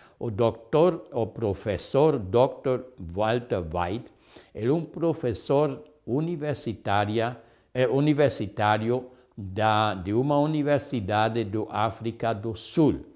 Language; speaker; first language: Portuguese; non-native, fluent; Spanish